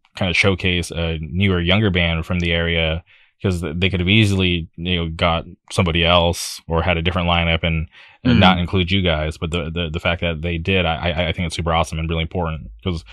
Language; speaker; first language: English; native; English